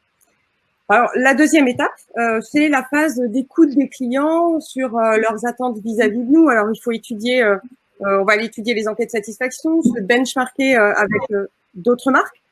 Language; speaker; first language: French; native; French